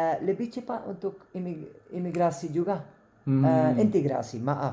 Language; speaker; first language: Indonesian; non-native, learner; Dutch